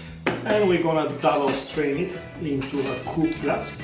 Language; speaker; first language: English; non-native, fluent; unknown